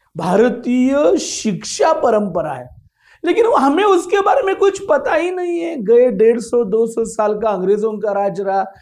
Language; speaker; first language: Hindi; non-native, local second language; Marathi